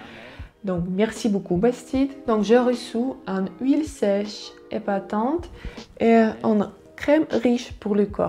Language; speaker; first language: French; non-native, learner; Russian